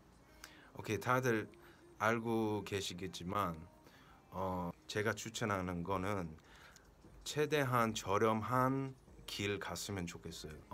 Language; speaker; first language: Korean; early bilingual, heritage; Korean